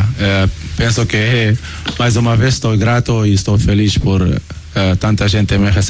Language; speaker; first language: Spanish; non-native, fluent; Portuguese